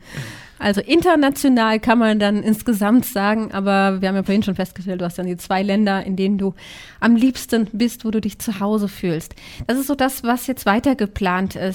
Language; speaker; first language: German; native; German